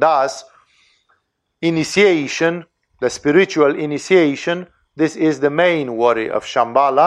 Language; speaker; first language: English; non-native, fluent; Romanian